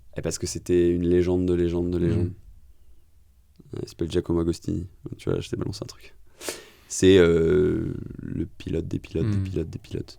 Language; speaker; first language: French; native; French